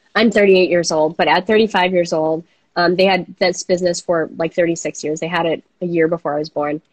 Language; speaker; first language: English; native; English